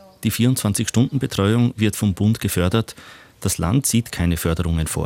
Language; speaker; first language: German; native; German